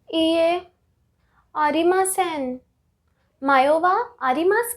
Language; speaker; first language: Japanese; non-native, fluent; Hindi